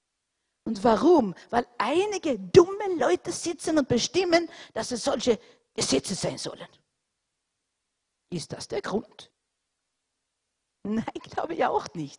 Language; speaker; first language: German; non-native, fluent; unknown